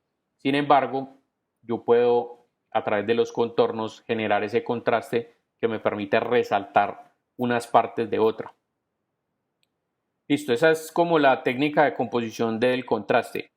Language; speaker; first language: Spanish; native; Spanish